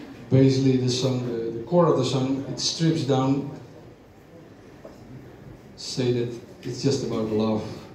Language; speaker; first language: English; non-native, fluent; Dutch